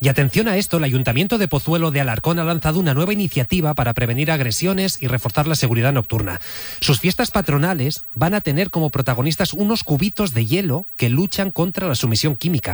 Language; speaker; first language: Spanish; native; Spanish